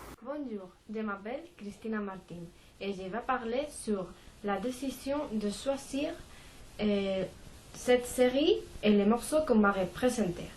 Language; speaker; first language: French; non-native, learner; Spanish